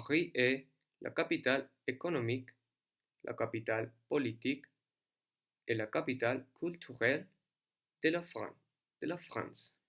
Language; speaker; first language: French; non-native, learner; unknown